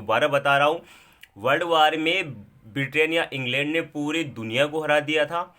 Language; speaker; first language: Hindi; native; Hindi